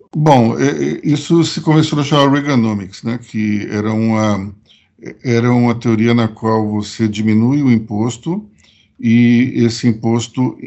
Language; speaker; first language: Portuguese; native; Portuguese